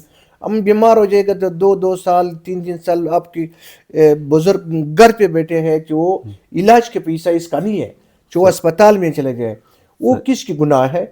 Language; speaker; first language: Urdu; non-native, local second language; Pashto